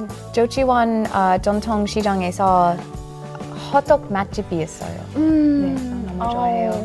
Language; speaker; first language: Korean; non-native, learner; English